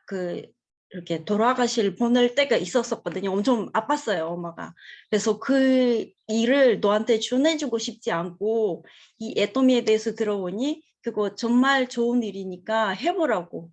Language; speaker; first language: Korean; non-native, fluent; Russian